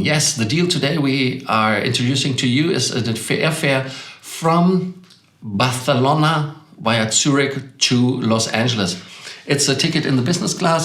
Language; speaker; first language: English; non-native, fluent; German